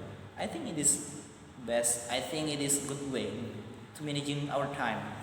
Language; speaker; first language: English; non-native, learner; Madurese